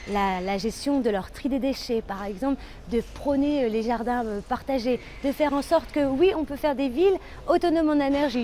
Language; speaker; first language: French; native; French